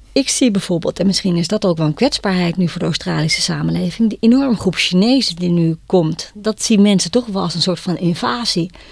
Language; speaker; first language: Dutch; native; Dutch